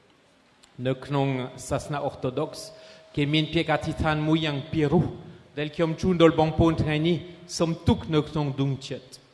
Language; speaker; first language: Khmer; non-native, fluent; French